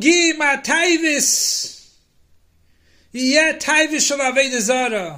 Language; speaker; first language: Hebrew; non-native, fluent; English